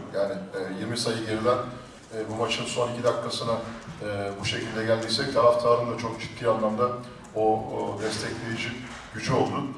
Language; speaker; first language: Turkish; native; Turkish